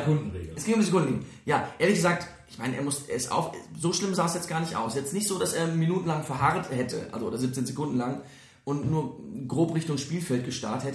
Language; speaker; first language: German; native; German